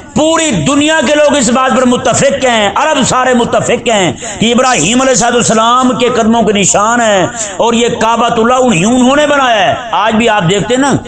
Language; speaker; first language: Urdu; non-native, local second language; Punjabi